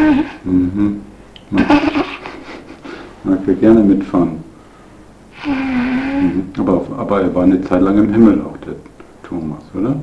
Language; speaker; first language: German; native; German